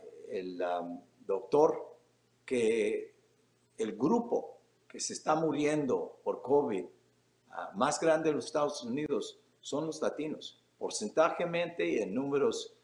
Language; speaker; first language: Spanish; early bilingual, heritage; Spanish